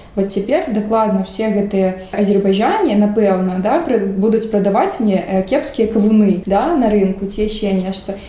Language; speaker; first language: Belarusian; non-native, local second language; Russian